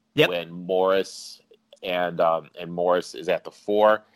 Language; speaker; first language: English; native; English